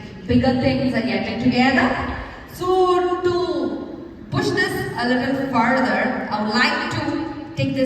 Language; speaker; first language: English; non-native, local second language; Malayalam